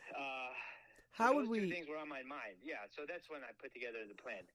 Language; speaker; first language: English; native; English